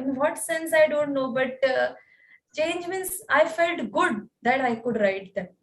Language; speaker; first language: English; non-native, local second language; Marathi